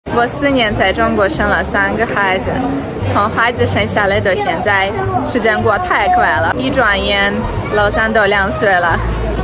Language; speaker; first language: Chinese; non-native, fluent; Russian